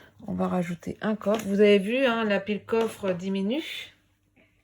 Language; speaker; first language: French; native; French